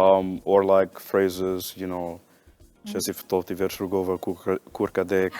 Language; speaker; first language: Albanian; non-native, learner; English